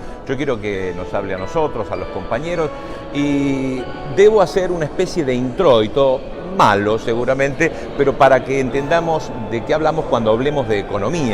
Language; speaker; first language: Spanish; native; Spanish